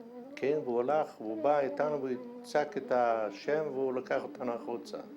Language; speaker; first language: Hebrew; non-native, fluent; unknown